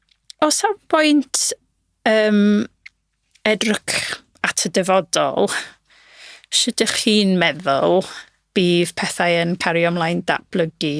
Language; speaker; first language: Welsh; non-native, local second language; English